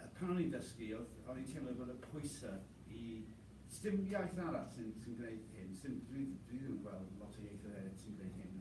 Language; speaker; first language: Welsh; non-native, local second language; English